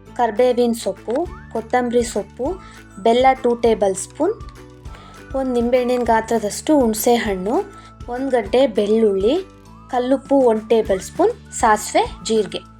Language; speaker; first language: Kannada; native; Kannada